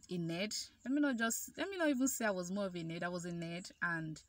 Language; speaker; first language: English; non-native, local second language; Igbo